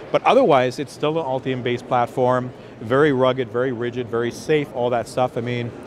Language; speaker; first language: English; native; English